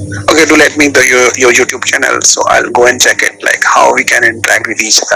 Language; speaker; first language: English; non-native, local second language; Hindi